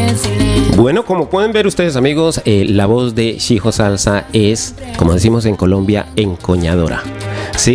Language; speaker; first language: Spanish; native; Spanish